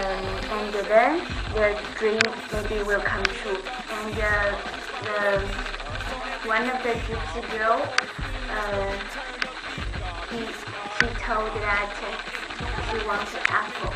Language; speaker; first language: English; non-native, learner; Chinese